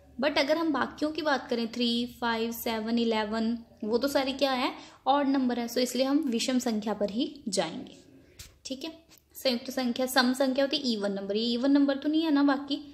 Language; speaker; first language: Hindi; non-native, local second language; Punjabi